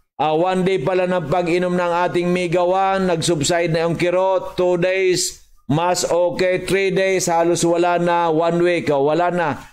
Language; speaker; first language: Filipino; non-native, local second language; Bikol